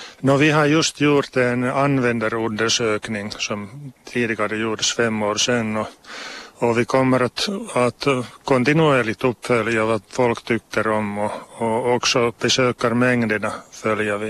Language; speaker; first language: Swedish; non-native, local second language; Finnish